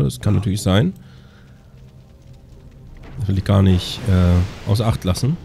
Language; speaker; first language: German; native; German